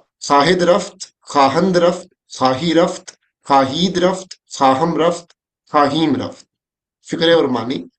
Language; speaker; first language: Persian; non-native, learner; Urdu